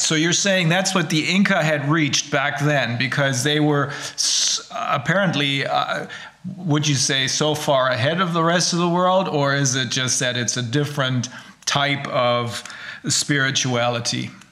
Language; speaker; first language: English; non-native, fluent; German